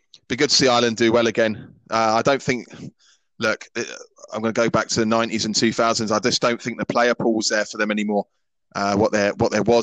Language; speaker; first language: English; native; English